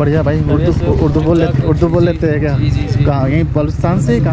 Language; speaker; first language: Hindi; native; Hindi